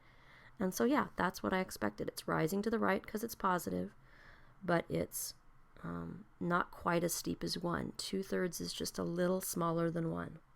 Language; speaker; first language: English; native; English